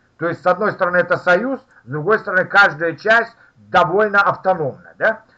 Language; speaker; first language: Russian; native; Russian